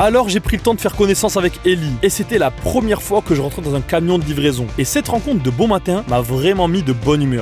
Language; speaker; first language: French; native; French